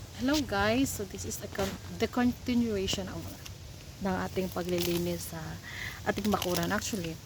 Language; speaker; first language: Filipino; non-native, local second language; Cebuano